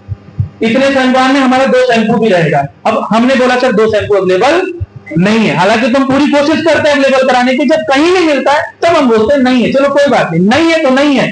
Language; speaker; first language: Hindi; native; Hindi